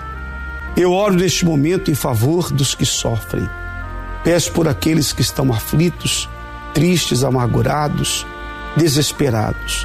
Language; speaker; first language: Portuguese; native; Portuguese